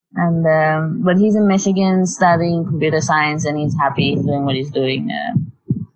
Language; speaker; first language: English; non-native, local second language; Tamil